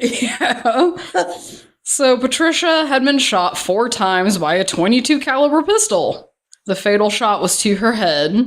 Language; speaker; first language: English; native; English